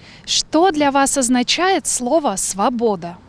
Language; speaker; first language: Russian; native; Russian